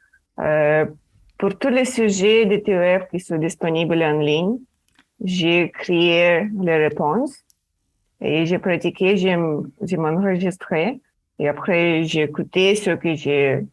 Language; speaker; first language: French; non-native, learner; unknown